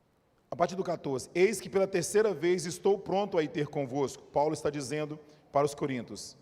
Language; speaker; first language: Portuguese; native; Portuguese